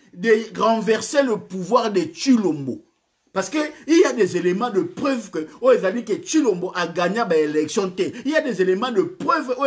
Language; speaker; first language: French; non-native, local second language; Lingala